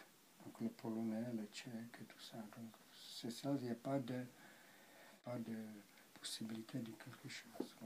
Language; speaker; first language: French; non-native, learner; Czech